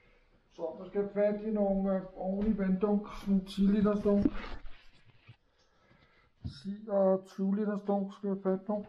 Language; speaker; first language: Danish; non-native, fluent; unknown